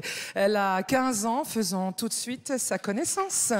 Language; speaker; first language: French; native; French